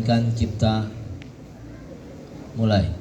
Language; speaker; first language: Indonesian; native; Indonesian